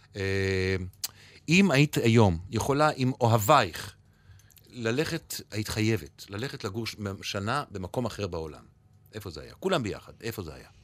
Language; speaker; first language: Hebrew; native; Hebrew